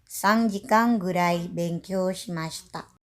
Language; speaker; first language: Japanese; non-native, fluent; Indonesian